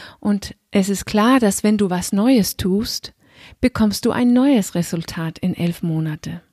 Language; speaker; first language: German; non-native, fluent; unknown